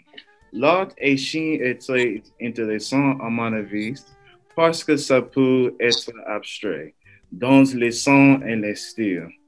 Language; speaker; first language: French; non-native, learner; English